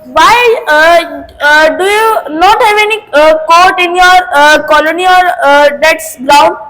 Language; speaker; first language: English; non-native, learner; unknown